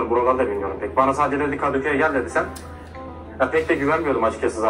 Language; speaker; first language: Turkish; native; Turkish